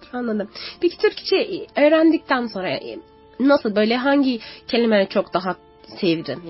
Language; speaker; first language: Turkish; non-native, fluent; Arabic